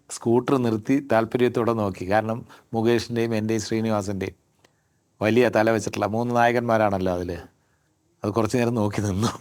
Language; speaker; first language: Malayalam; native; Malayalam